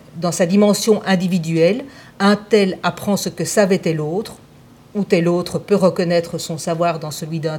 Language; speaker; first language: French; native; French